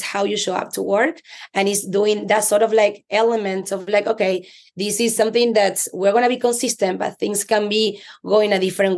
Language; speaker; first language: English; non-native, fluent; Spanish